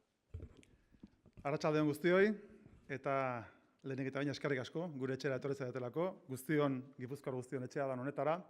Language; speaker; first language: Basque; non-native, local second language; Spanish